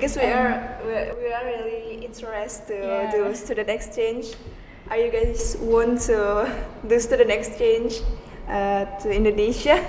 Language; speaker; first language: English; non-native, learner; Indonesian